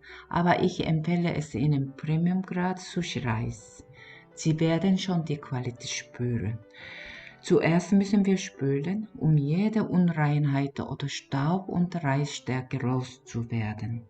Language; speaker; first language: German; non-native, learner; Korean